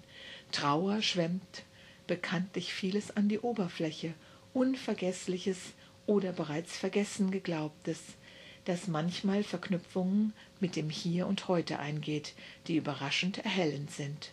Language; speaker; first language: German; native; German